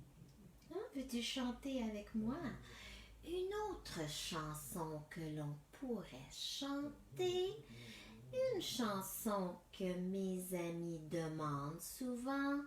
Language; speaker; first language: French; native; French